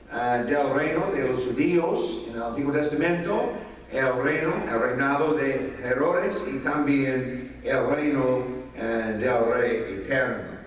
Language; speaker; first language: Spanish; non-native, fluent; English